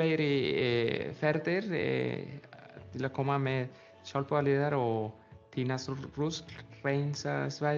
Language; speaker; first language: Icelandic; non-native, learner; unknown